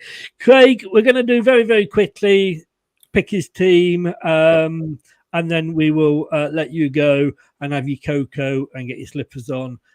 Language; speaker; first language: English; native; English